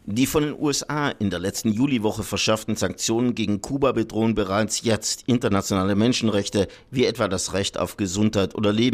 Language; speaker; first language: German; native; German